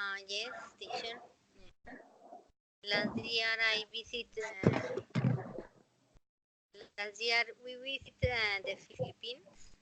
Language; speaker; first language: English; non-native, learner; Spanish